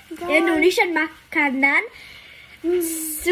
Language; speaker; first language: Indonesian; early bilingual, heritage; English